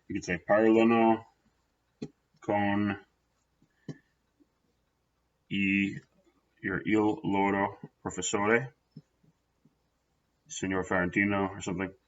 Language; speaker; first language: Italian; non-native, fluent; English